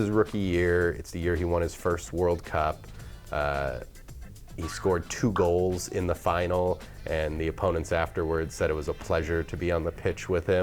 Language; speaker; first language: English; native; English